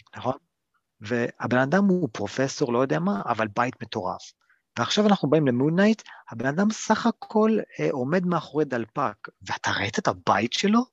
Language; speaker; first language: Hebrew; early bilingual, other home language; English